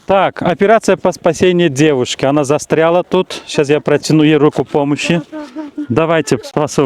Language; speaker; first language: Russian; native; Russian